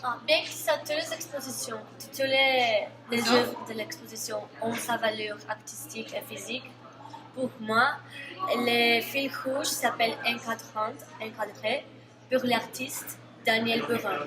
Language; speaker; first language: French; non-native, learner; Spanish